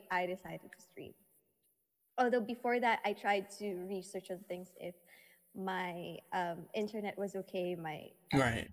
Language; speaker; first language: English; non-native, local second language; Filipino